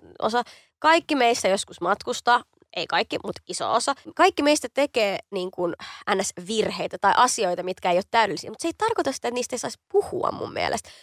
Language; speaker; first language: Finnish; native; Finnish